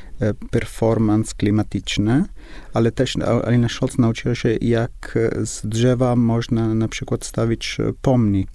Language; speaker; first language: Polish; non-native, learner; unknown